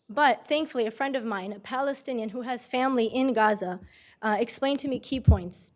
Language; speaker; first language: English; native; English